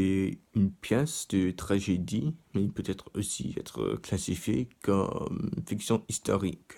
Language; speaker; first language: French; non-native, learner; English